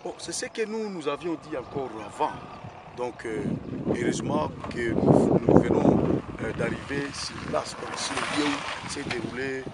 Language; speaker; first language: French; non-native, local second language; Swahili